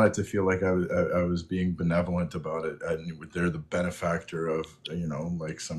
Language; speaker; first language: English; native; English